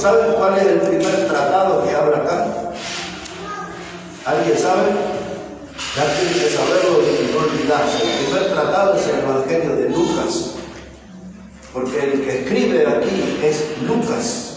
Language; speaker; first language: Spanish; native; Spanish